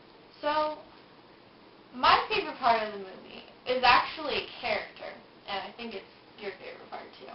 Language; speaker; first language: English; native; English